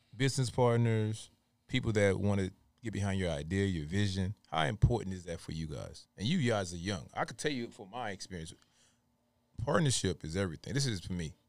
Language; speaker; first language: English; native; English